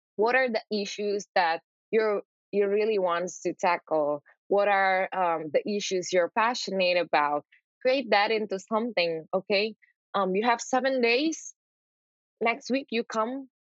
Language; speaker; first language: English; non-native, fluent; Indonesian